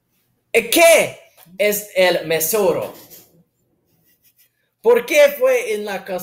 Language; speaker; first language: Spanish; non-native, learner; English